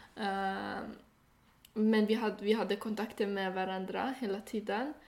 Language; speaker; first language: Swedish; non-native, fluent; Persian